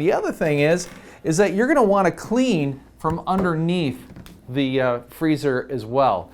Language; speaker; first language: English; native; English